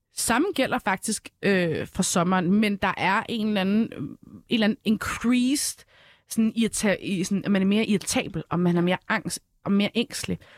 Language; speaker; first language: Danish; early bilingual, other home language; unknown